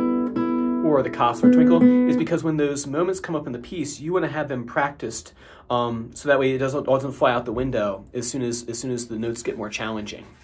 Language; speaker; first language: English; native; English